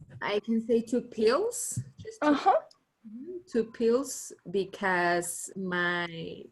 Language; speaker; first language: English; non-native, learner; Spanish